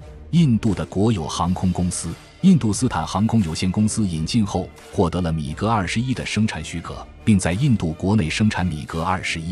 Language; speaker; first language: Chinese; native; Chinese